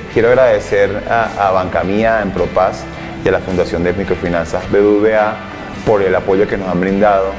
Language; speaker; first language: Spanish; native; Spanish